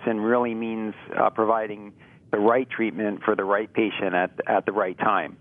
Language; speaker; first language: English; native; English